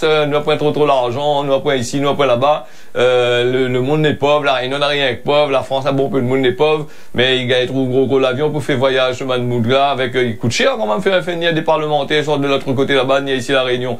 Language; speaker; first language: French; non-native, local second language; Réunion Creole French